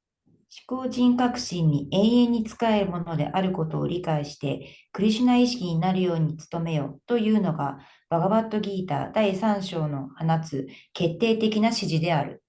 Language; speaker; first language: Japanese; native; Japanese